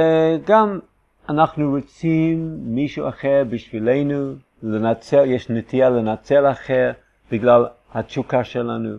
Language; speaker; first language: Hebrew; non-native, fluent; English